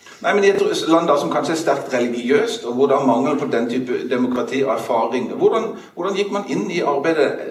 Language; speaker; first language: Norwegian; native; Norwegian